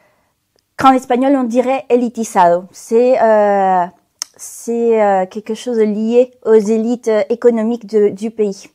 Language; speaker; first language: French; non-native, fluent; Spanish